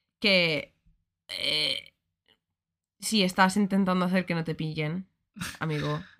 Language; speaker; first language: Spanish; native; Spanish